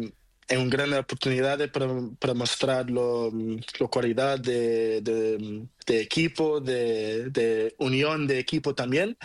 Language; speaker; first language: Spanish; non-native, learner; Portuguese